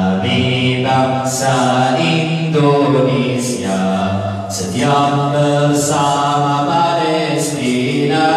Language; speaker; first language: Indonesian; non-native, learner; Arabic